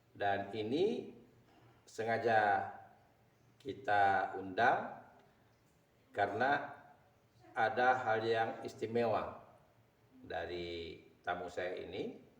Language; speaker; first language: Indonesian; native; Indonesian